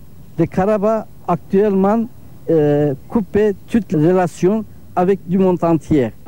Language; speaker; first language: French; non-native, learner; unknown